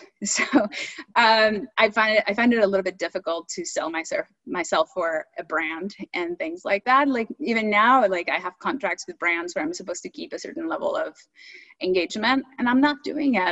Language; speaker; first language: English; early bilingual, other home language; Spanish